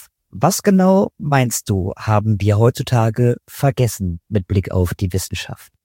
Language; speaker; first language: German; native; German